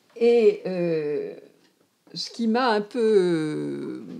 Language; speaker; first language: French; native; French